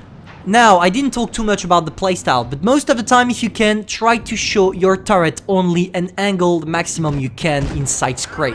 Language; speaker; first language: English; non-native, fluent; French